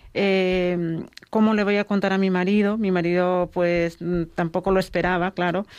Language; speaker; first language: Spanish; native; Spanish